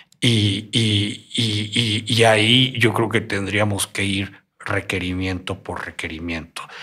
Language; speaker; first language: Spanish; native; Spanish